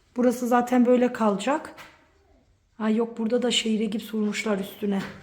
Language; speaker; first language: Turkish; early bilingual, heritage; Turkish